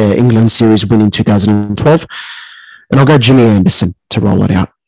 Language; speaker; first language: English; native; English